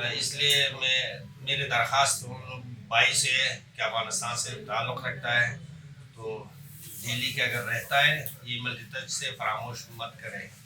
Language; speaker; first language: Hindi; non-native, learner; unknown